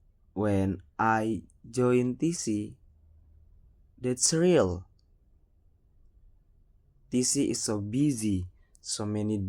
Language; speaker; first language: English; non-native, learner; Indonesian